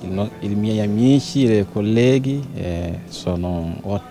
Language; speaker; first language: Italian; non-native, learner; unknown